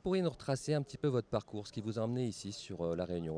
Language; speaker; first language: French; native; French